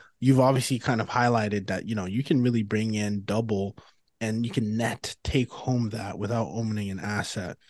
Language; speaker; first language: English; native; English